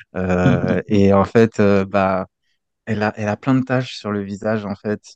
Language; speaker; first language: French; native; French